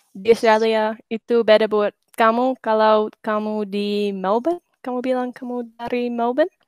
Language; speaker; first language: Indonesian; non-native, learner; English